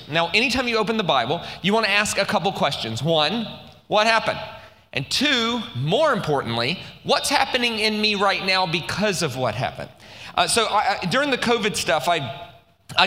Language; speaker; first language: English; native; English